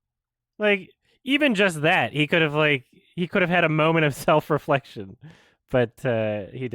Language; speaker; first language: English; native; English